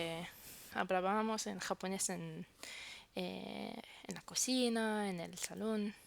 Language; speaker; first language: Spanish; non-native, fluent; French